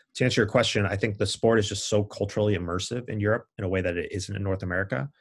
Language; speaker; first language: English; native; English